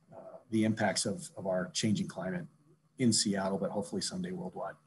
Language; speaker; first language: English; native; English